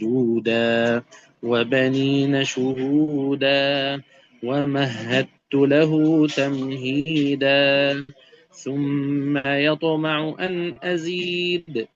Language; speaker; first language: Arabic; native; Arabic